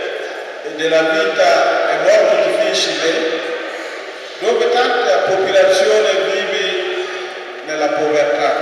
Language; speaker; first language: Italian; non-native, fluent; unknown